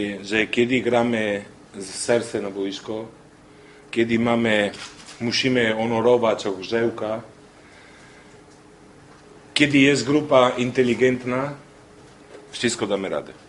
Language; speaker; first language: Polish; non-native, learner; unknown